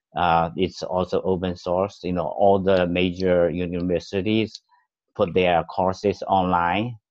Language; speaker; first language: English; non-native, fluent; Chinese